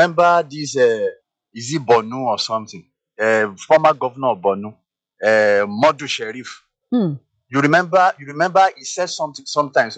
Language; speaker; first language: English; non-native, local second language; Yoruba